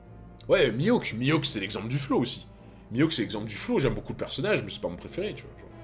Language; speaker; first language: French; native; French